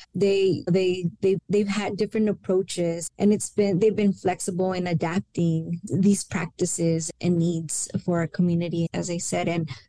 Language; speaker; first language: English; early bilingual, other home language; Spanish